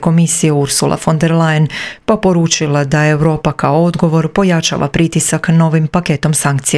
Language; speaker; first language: Croatian; native; Croatian